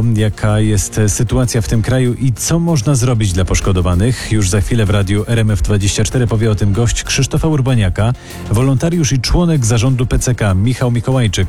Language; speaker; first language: Polish; native; Polish